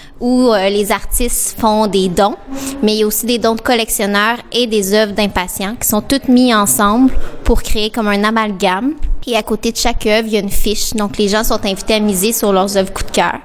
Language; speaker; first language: French; native; French